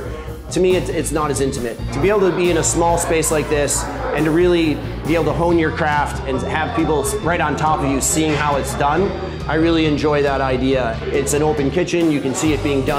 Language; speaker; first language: English; native; English